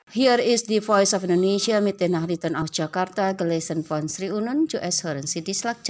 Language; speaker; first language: German; non-native, fluent; Indonesian